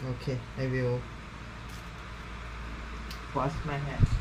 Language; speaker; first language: English; non-native, learner; Thai